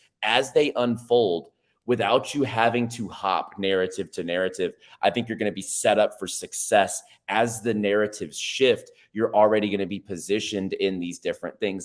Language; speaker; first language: English; native; English